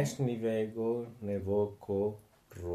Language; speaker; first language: Polish; non-native, learner; French